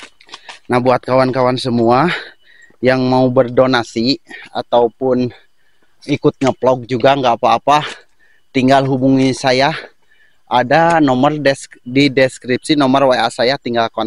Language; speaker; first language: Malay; non-native, local second language; Sundanese